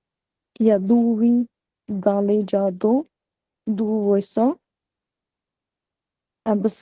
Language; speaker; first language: French; non-native, learner; Punjabi